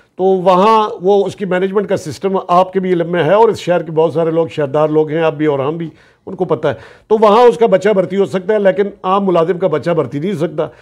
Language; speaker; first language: Urdu; non-native, local second language; Pashto